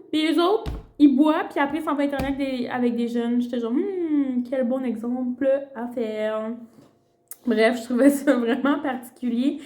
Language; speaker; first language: French; early bilingual, other home language; Spanish